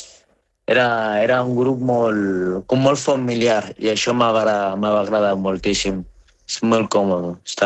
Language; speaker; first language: Catalan; non-native, fluent; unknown